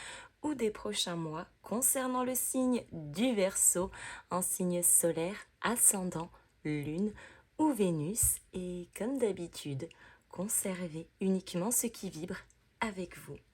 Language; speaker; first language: French; native; French